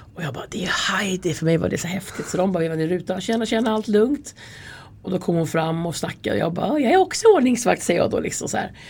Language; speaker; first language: Swedish; native; Swedish